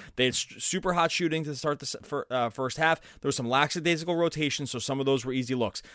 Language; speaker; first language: English; native; English